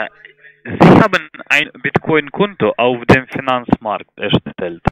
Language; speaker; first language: German; non-native, learner; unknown